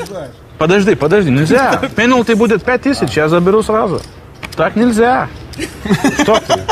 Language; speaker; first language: Russian; non-native, learner; Lithuanian